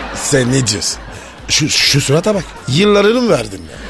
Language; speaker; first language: Turkish; non-native, learner; French